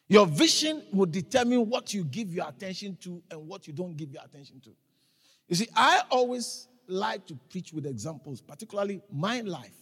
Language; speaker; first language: English; non-native, local second language; Akan